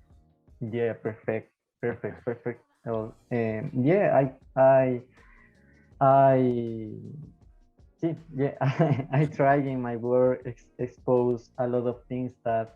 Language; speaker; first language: English; non-native, learner; Spanish